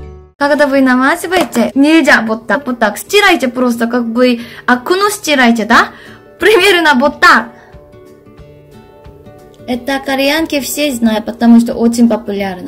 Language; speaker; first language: Russian; non-native, fluent; Korean